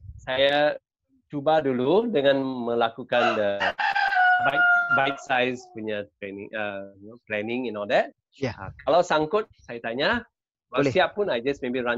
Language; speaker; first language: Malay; non-native, local second language; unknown